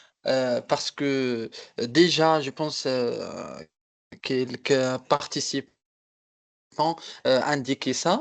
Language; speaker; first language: French; non-native, local second language; Arabic